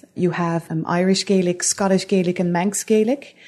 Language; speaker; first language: English; non-native, fluent; Dutch